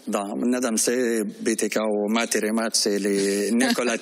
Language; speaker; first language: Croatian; non-native, learner; Arabic